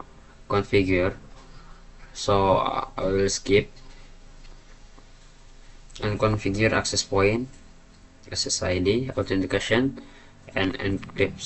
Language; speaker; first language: English; non-native, learner; Indonesian